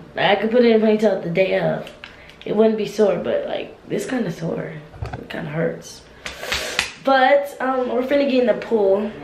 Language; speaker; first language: English; native; English